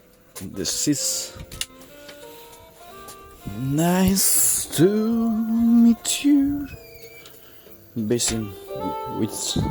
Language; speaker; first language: English; non-native, learner; Nepali